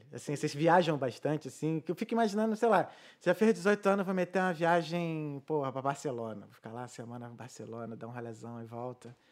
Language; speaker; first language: Portuguese; native; Portuguese